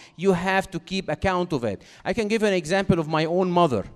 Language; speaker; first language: English; non-native, fluent; Arabic